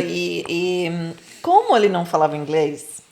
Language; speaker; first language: Portuguese; non-native, fluent; English